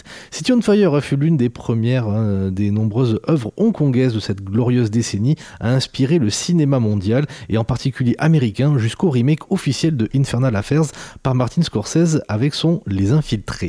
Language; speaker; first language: French; native; French